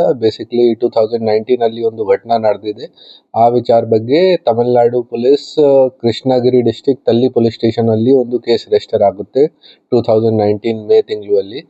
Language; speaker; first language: Kannada; non-native, fluent; Hindi